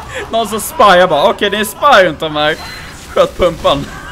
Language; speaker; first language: Swedish; native; Swedish